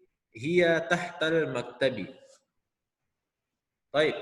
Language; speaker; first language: Arabic; non-native, fluent; Indonesian